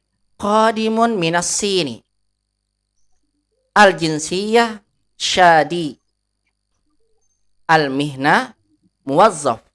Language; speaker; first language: Arabic; non-native, fluent; Indonesian